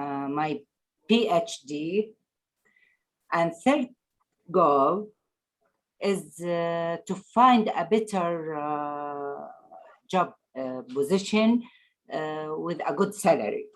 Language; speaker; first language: English; non-native, learner; Arabic